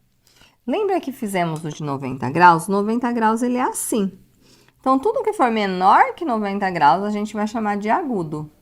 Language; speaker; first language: Portuguese; native; Portuguese